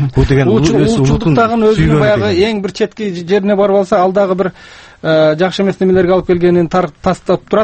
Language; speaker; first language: Kyrgyz; native; Kyrgyz